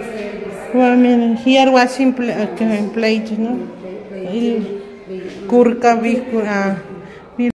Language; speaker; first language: English; non-native, learner; Spanish